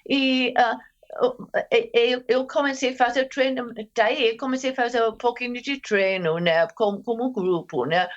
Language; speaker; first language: Portuguese; non-native, fluent; English